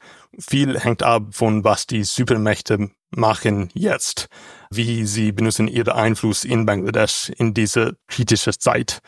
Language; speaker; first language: German; non-native, learner; English